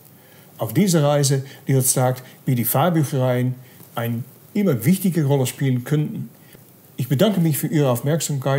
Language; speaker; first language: German; non-native, fluent; Dutch